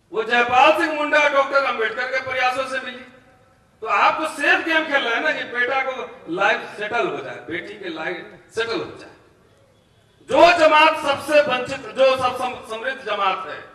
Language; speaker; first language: Hindi; native; Hindi